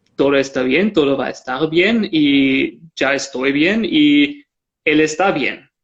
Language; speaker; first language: Spanish; non-native, fluent; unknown